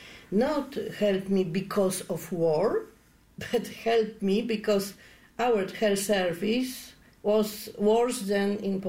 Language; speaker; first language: English; non-native, learner; Polish